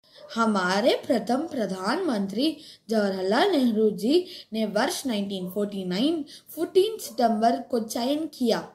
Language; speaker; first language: Hindi; non-native, local second language; Tamil